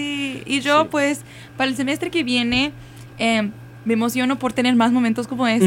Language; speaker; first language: Spanish; early bilingual, heritage; Spanish